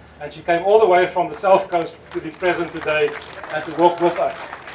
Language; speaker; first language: English; non-native, local second language; Afrikaans